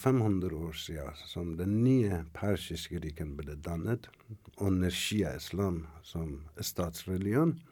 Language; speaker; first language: Norwegian; non-native, fluent; Persian